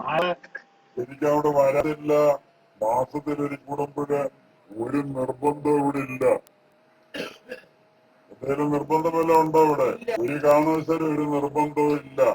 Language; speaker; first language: Malayalam; native; Malayalam